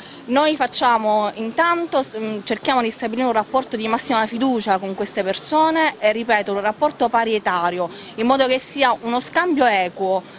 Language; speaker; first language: Italian; native; Italian